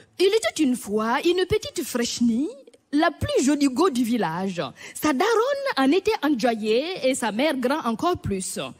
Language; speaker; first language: French; non-native, local second language; Mossi